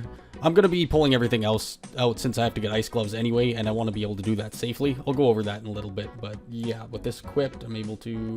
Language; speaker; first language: English; native; English